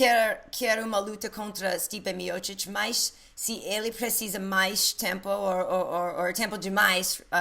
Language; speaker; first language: Portuguese; non-native, learner; English